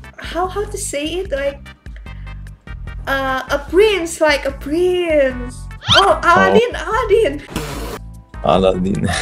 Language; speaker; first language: English; non-native, learner; Indonesian